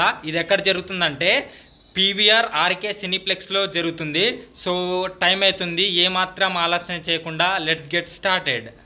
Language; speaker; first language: Telugu; native; Telugu